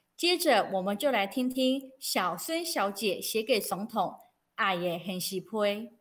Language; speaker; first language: Chinese; native; Chinese